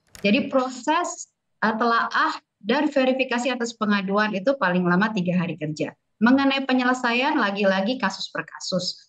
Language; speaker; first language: Indonesian; native; Indonesian